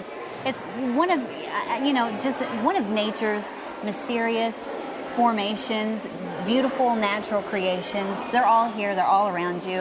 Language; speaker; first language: English; native; English